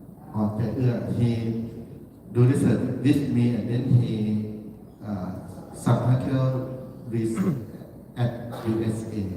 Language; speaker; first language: English; non-native, learner; Thai